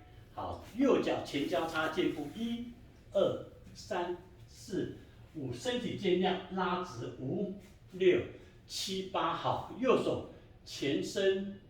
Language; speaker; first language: Chinese; native; Chinese